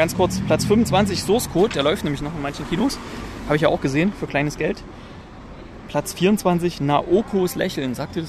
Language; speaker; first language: German; native; German